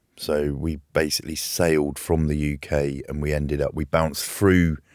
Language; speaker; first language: English; native; English